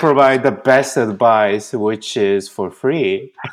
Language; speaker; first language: English; non-native, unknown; Korean